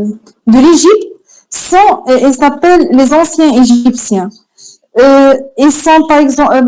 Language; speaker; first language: French; non-native, learner; Arabic